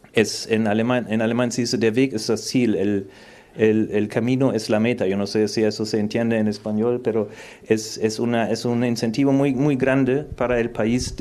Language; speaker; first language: Spanish; non-native, fluent; German